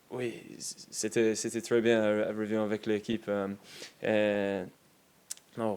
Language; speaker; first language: French; non-native, learner; English